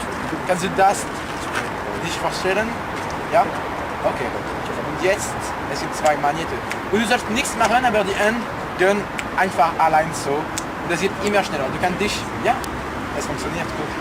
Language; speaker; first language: German; non-native, learner; French